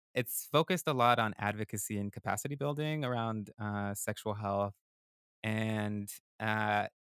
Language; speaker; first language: English; early bilingual, other home language; Spanish